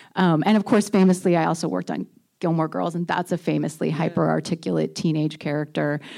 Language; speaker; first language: English; native; English